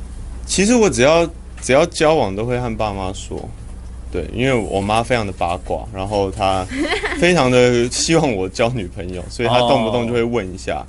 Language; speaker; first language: Chinese; native; Chinese